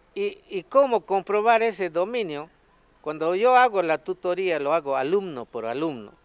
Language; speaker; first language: Spanish; native; Spanish